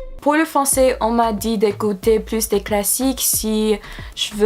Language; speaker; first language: French; non-native, learner; English